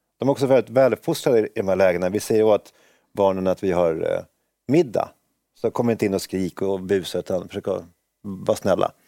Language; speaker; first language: Swedish; native; Swedish